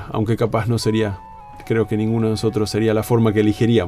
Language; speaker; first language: Spanish; native; Spanish